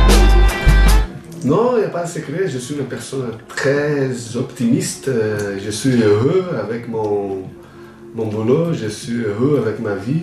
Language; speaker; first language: French; non-native, fluent; Portuguese